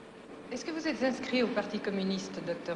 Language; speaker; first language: French; native; French